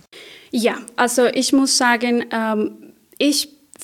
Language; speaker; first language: German; non-native, fluent; Spanish